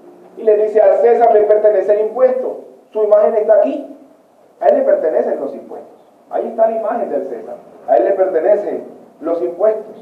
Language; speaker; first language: Spanish; native; Spanish